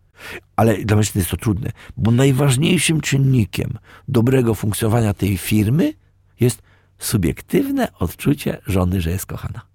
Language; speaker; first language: Polish; native; Polish